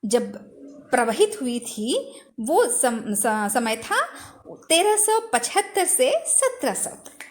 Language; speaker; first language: Hindi; non-native, local second language; Telugu